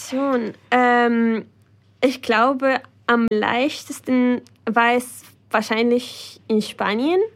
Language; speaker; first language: German; non-native, fluent; Ukrainian